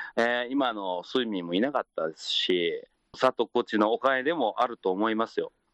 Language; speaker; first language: Japanese; non-native, fluent; Chinese